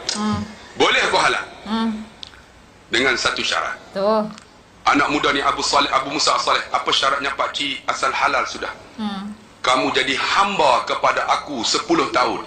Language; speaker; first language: Malay; native; Malay